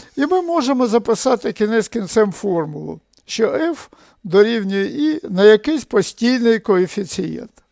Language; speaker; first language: Ukrainian; native; Ukrainian